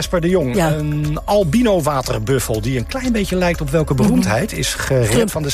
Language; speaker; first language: Dutch; native; Dutch